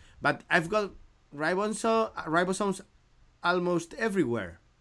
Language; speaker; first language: English; non-native, fluent; Galician